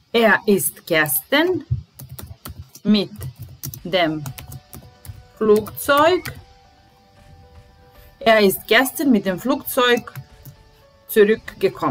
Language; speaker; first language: German; non-native, fluent; Serbian